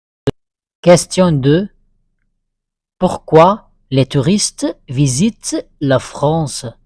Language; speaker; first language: French; non-native, fluent; Arabic